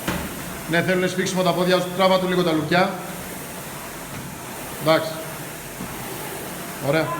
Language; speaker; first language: Greek; native; Greek